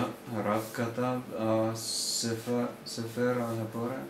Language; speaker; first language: Hebrew; non-native, learner; English